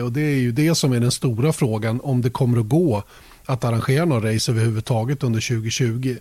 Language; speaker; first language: Swedish; native; Swedish